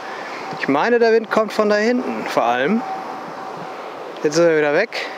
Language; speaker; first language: German; native; German